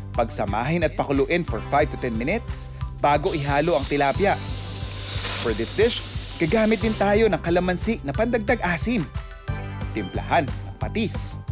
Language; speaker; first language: Filipino; native; Filipino